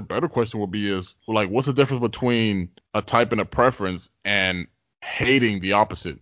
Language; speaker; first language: English; native; English